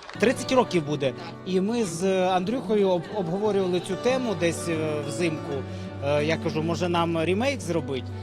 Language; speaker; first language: Ukrainian; native; Ukrainian